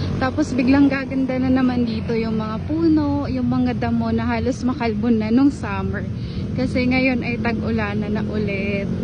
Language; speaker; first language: Filipino; non-native, local second language; Bikol